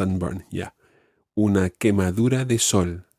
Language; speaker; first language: Spanish; non-native, fluent; English